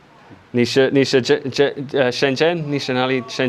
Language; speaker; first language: Chinese; non-native, learner; English